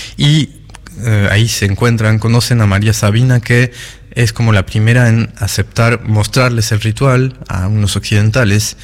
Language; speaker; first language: Spanish; non-native, fluent; French